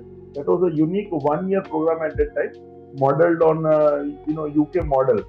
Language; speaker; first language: English; non-native, local second language; Gujarati